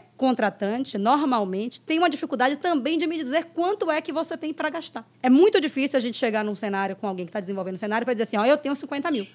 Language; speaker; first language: Portuguese; native; Portuguese